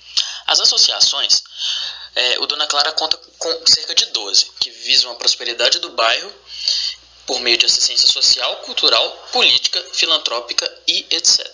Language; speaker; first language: Portuguese; native; Portuguese